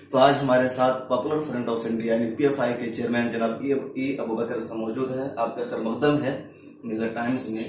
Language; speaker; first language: Hindi; native; Hindi